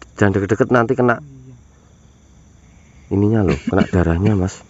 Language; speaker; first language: Indonesian; native; Indonesian